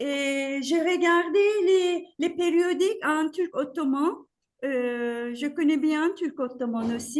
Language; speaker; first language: French; non-native, fluent; Turkish